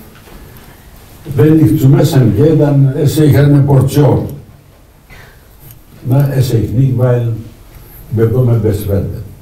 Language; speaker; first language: German; non-native, fluent; Greek